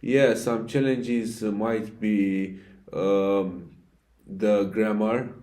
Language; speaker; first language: English; non-native, fluent; Romanian